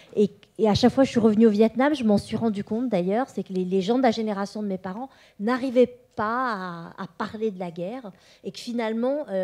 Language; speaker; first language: French; non-native, local second language; Vietnamese